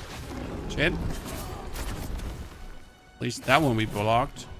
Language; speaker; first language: English; non-native, fluent; German